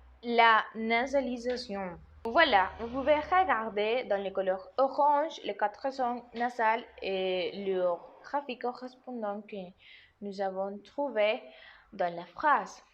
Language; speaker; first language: French; non-native, learner; Spanish